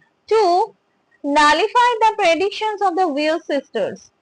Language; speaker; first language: English; non-native, local second language; Bangla